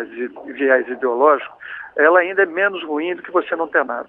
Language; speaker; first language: Portuguese; native; Portuguese